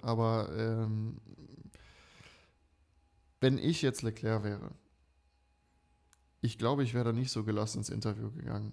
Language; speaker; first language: German; native; German